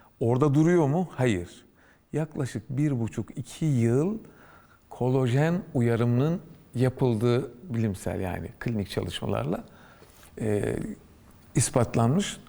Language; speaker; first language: Turkish; native; Turkish